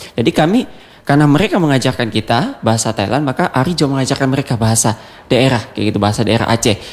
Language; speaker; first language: Indonesian; non-native, local second language; Achinese